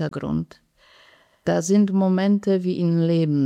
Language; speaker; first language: German; non-native, fluent; Polish